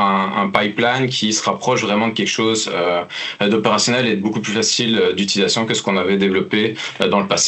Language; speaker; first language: French; native; French